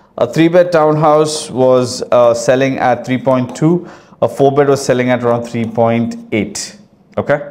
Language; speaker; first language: English; early bilingual, heritage; Arabic